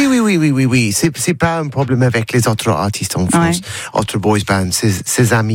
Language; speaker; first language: French; non-native, learner; English